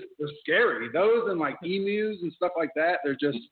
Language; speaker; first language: English; native; English